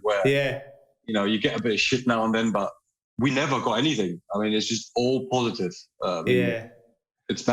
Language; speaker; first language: English; non-native, fluent; German